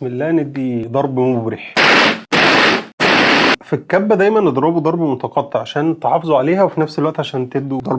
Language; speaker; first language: Arabic; native; Arabic